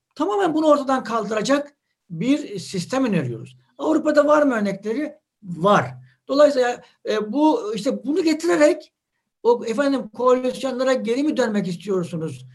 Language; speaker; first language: Turkish; native; Turkish